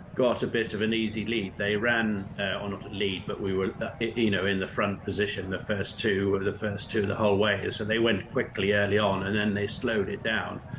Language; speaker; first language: English; native; English